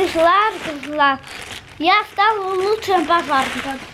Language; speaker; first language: Russian; early bilingual, heritage; Azerbaijani